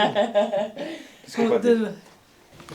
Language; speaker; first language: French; non-native, learner; Arabic